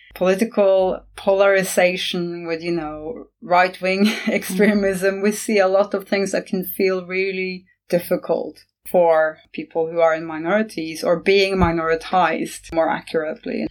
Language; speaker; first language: English; non-native, fluent; Norwegian